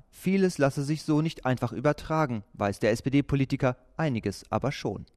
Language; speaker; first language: German; native; German